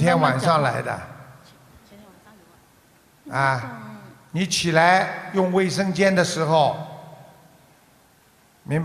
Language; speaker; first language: Chinese; non-native, local second language; Wu Chinese